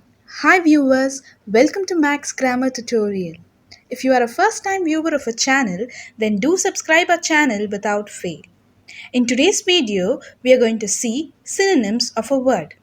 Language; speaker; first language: English; non-native, local second language; Tamil